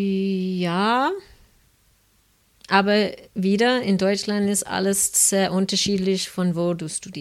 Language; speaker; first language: German; non-native, fluent; English